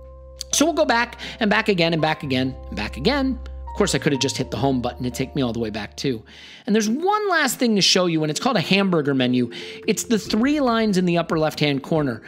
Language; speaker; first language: English; native; English